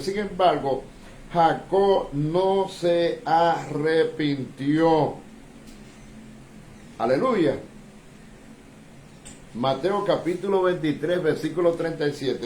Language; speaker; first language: Spanish; native; Spanish